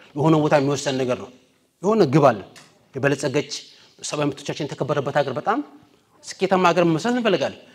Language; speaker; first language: Amharic; non-native, local second language; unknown